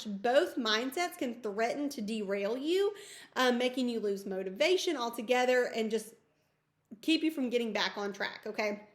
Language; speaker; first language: English; native; English